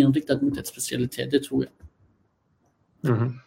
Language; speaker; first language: Swedish; non-native, fluent; Polish